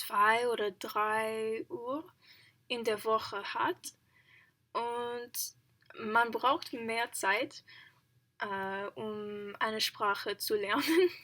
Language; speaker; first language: German; non-native, learner; English